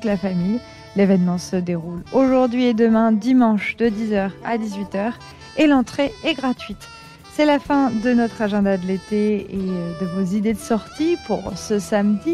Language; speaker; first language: French; native; French